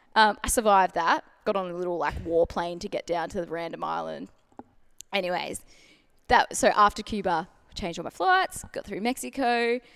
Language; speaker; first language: English; native; English